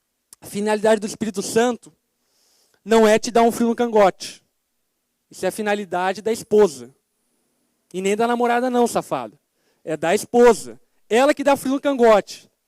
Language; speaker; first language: Portuguese; native; Portuguese